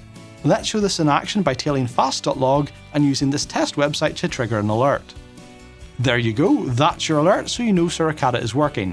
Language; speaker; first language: English; native; English